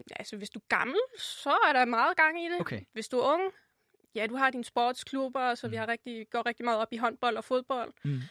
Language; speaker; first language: Danish; non-native, fluent; German